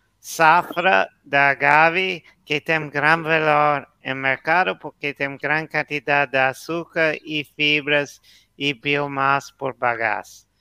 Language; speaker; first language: Portuguese; non-native, learner; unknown